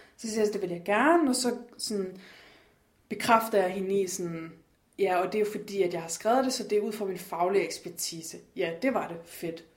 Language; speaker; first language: Danish; native; Danish